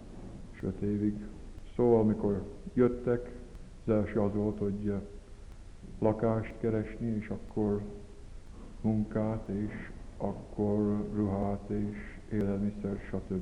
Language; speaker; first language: Hungarian; early bilingual, heritage; Hungarian